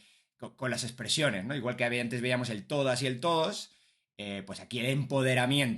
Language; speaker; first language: Spanish; native; Spanish